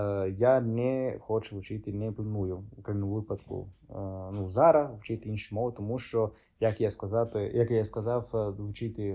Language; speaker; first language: Ukrainian; non-native, fluent; Italian